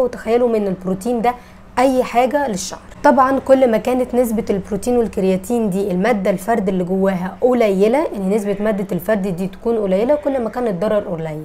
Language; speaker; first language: Arabic; native; Arabic